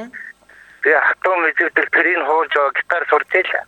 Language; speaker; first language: Mongolian; native; Mongolian